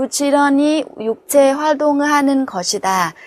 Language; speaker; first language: Korean; non-native, fluent; Vietnamese